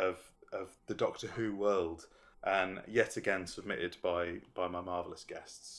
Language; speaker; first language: English; native; English